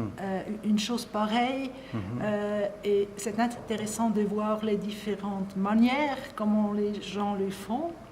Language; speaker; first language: French; non-native, local second language; German